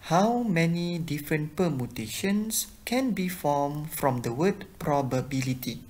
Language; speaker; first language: English; non-native, local second language; Malay